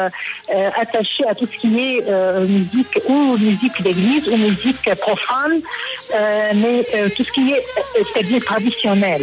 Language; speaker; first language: French; non-native, local second language; Arabic